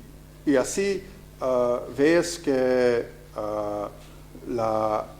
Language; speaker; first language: Spanish; non-native, fluent; Dutch